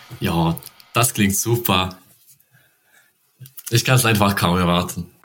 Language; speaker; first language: German; non-native, learner; Serbian